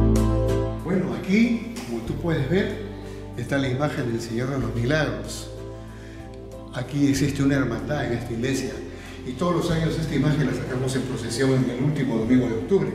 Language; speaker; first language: Spanish; native; Spanish